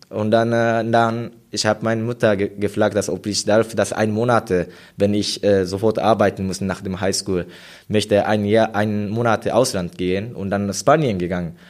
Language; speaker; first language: German; non-native, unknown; Japanese